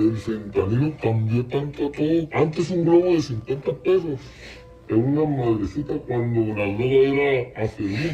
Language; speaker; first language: Spanish; native; Spanish